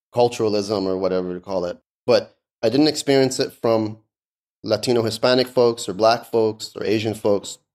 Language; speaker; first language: English; early bilingual, other home language; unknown